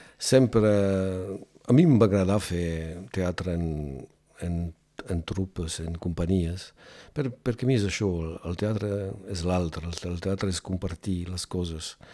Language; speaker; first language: Catalan; non-native, local second language; French